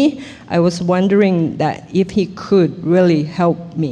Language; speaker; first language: English; non-native, fluent; Thai